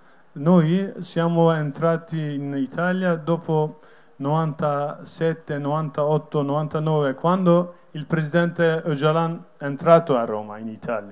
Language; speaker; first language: Italian; non-native, learner; Kurdish